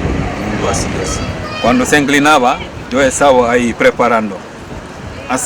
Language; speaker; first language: Spanish; non-native, fluent; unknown